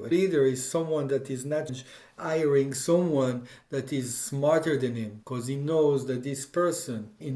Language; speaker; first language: English; non-native, fluent; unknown